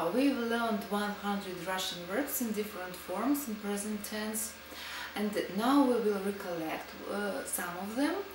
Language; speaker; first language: English; non-native, fluent; Russian